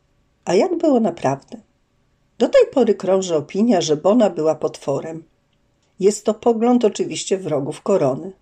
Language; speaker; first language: Polish; native; Polish